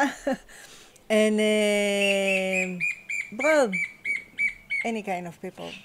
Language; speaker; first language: English; non-native, learner; Spanish